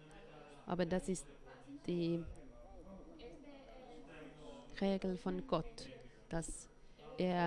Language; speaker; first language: German; non-native, fluent; Finnish